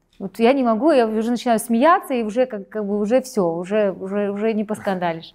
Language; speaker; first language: Russian; native; Russian